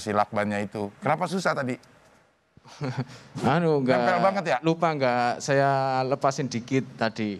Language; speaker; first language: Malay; non-native, local second language; Javanese